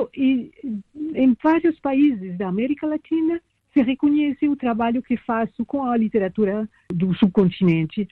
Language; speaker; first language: Portuguese; non-native, fluent; French